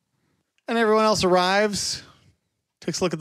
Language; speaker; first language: English; native; English